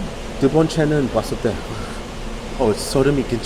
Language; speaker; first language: Korean; non-native, learner; English